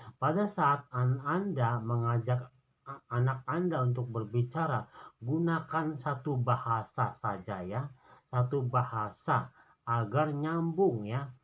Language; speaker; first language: Indonesian; non-native, local second language; Sundanese